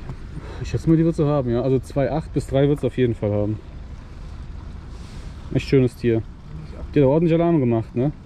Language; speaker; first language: German; native; German